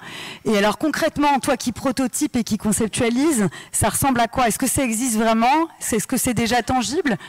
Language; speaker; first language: French; native; French